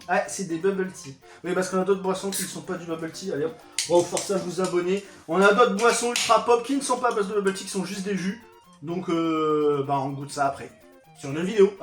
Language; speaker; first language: French; native; French